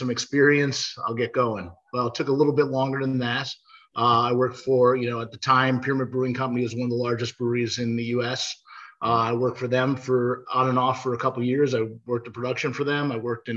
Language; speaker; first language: English; native; English